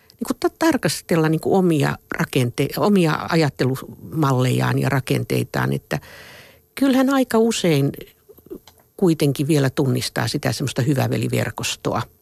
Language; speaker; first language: Finnish; native; Finnish